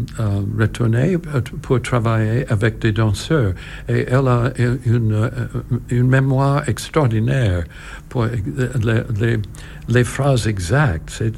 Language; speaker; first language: French; non-native, learner; English